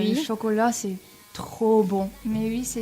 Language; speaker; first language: French; non-native, fluent; English